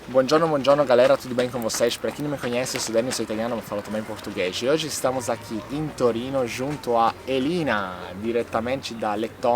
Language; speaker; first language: Portuguese; non-native, fluent; Italian